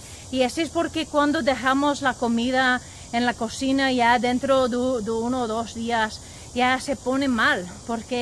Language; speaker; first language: Spanish; non-native, learner; English